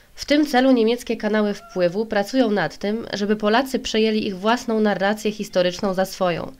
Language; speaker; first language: Polish; native; Polish